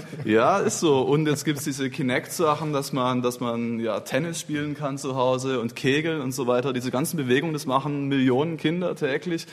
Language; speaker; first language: German; native; German